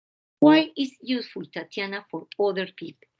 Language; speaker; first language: English; non-native, fluent; Spanish